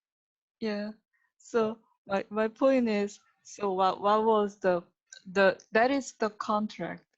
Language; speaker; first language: English; non-native, learner; Korean